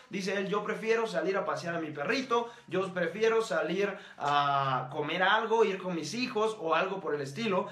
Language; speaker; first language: Spanish; native; Spanish